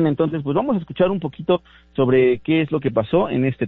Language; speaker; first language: Spanish; native; Spanish